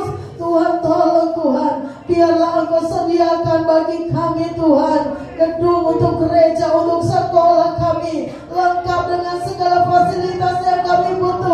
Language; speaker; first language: Indonesian; native; Indonesian